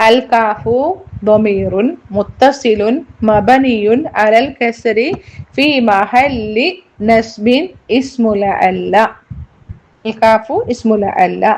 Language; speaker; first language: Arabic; non-native, fluent; Malayalam